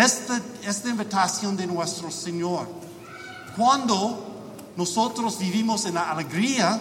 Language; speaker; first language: Spanish; non-native, learner; English